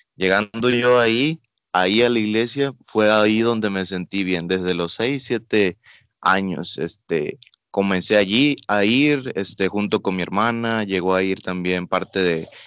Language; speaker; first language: Spanish; native; Spanish